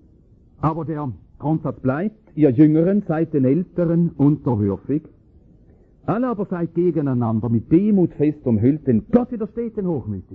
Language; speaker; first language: German; native; German